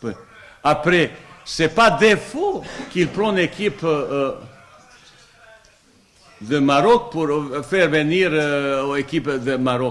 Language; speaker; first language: French; non-native, fluent; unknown